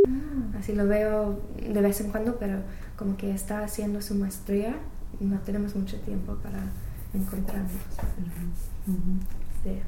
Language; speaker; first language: Spanish; non-native, learner; English